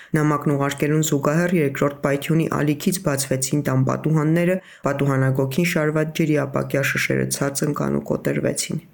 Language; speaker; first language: Armenian; native; Armenian